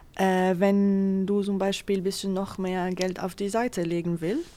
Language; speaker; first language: German; non-native, fluent; Arabic